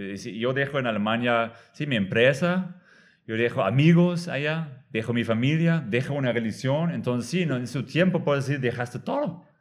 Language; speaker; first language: Spanish; non-native, fluent; German